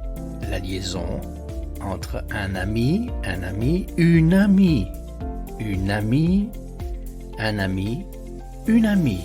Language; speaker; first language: French; non-native, fluent; Italian